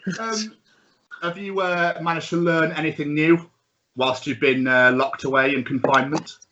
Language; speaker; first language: English; native; English